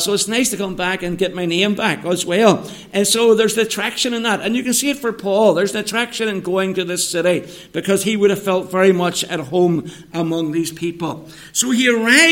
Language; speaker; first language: English; native; English